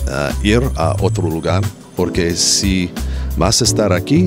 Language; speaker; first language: Spanish; non-native, learner; English